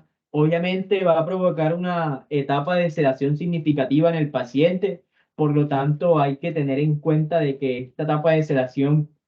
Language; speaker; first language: Spanish; native; Spanish